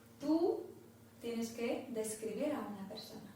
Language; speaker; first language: Spanish; non-native, fluent; English